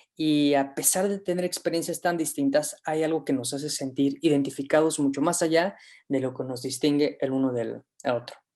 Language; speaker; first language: Spanish; native; Spanish